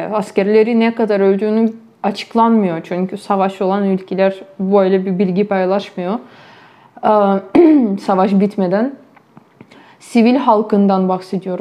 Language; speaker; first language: Turkish; non-native, fluent; Ukrainian